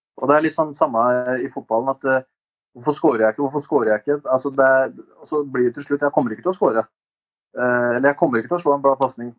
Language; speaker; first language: Norwegian; early bilingual, other home language; Albanian